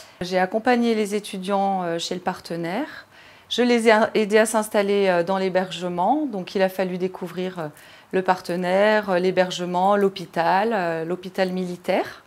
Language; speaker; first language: French; native; French